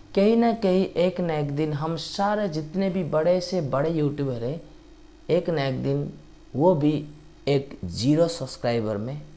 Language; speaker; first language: Hindi; non-native, local second language; Odia